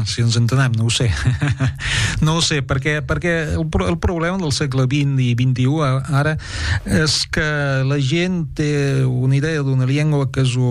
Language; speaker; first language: Catalan; non-native, fluent; French